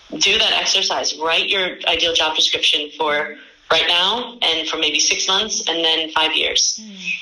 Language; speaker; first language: English; native; English